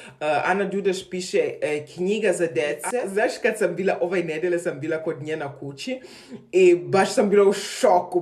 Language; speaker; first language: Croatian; non-native, fluent; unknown